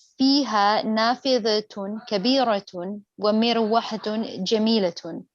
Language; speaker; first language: Arabic; non-native, learner; English